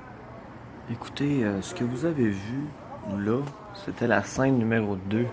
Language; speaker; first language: French; native; French